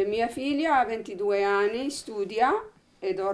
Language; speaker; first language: Italian; non-native, learner; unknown